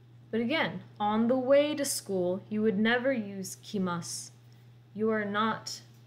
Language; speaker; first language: English; native; English